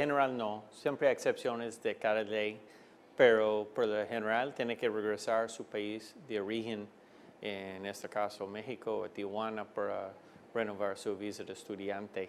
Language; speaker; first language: Spanish; non-native, fluent; English